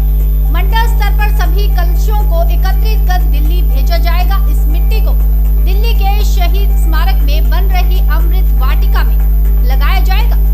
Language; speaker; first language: Hindi; native; Hindi